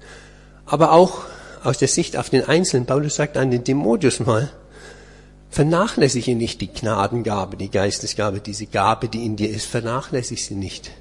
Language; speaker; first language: German; native; German